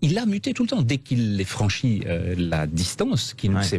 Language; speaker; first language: French; native; French